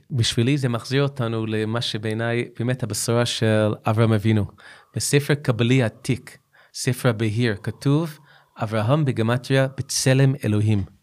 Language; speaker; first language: Hebrew; non-native, fluent; English